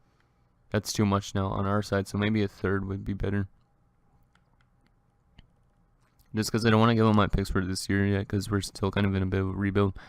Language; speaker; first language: English; native; English